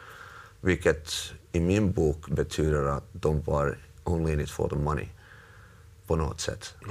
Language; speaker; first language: Swedish; non-native, local second language; Finnish